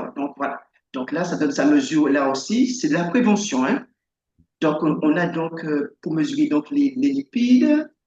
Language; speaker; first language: French; native; French